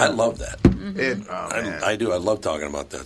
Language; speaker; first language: English; native; English